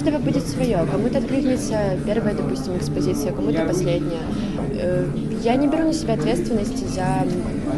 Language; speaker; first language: Russian; native; Russian